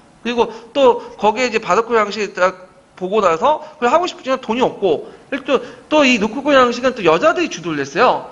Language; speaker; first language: Korean; native; Korean